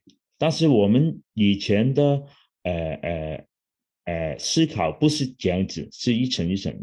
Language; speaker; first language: Chinese; non-native, local second language; Cantonese